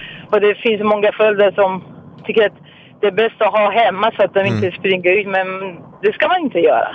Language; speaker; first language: Swedish; non-native, fluent; Persian